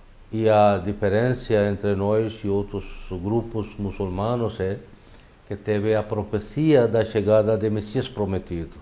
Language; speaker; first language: Portuguese; non-native, fluent; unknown